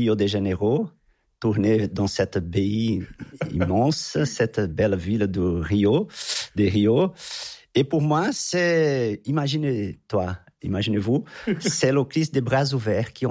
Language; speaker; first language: French; non-native, fluent; Portuguese